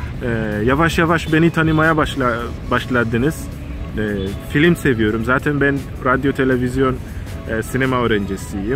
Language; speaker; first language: Turkish; non-native, fluent; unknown